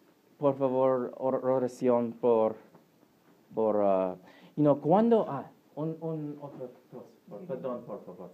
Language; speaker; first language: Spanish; non-native, learner; English